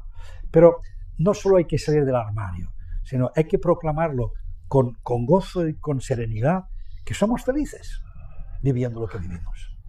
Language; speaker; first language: Spanish; native; Spanish